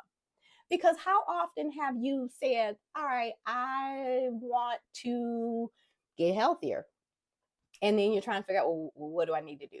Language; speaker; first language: English; native; English